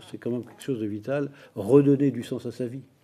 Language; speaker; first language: French; native; French